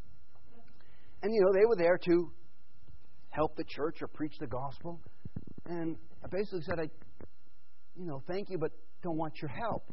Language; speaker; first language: English; native; English